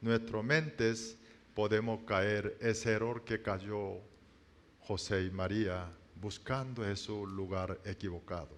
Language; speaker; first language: Spanish; non-native, learner; Korean